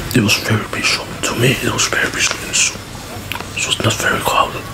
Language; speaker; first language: English; non-native, fluent; Dutch